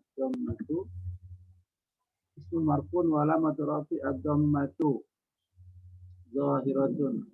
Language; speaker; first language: Arabic; non-native, fluent; Indonesian